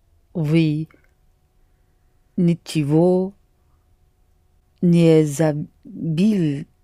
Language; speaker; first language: Russian; non-native, learner; English